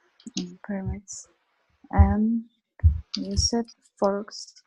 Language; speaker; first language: English; non-native, learner; Spanish